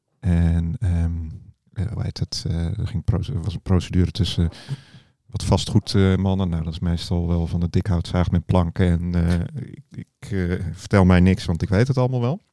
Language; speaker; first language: Dutch; native; Dutch